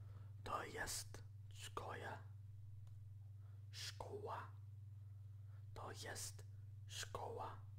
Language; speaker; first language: Polish; non-native, learner; English